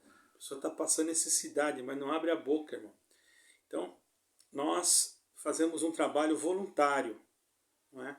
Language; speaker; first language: Portuguese; native; Portuguese